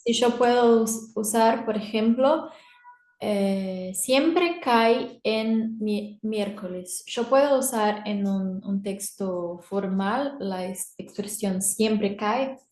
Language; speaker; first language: Spanish; non-native, learner; Portuguese